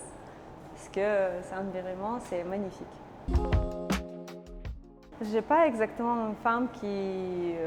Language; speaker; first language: French; non-native, learner; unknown